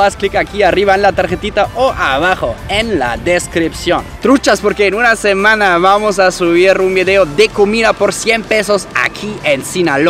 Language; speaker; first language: Spanish; non-native, fluent; German